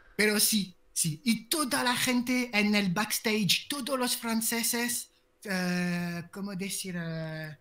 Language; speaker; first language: Spanish; non-native, fluent; French